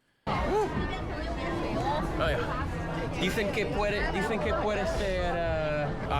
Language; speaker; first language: Spanish; non-native, learner; English